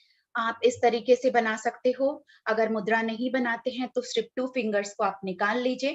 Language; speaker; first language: Hindi; native; Hindi